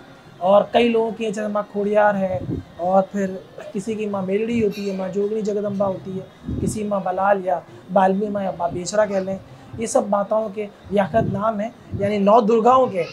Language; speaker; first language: Urdu; non-native, local second language; Gujarati